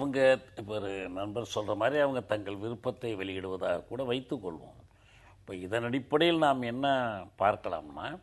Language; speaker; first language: Tamil; native; Tamil